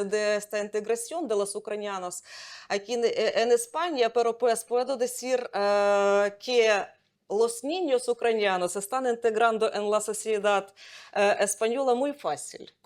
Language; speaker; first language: Spanish; non-native, fluent; Ukrainian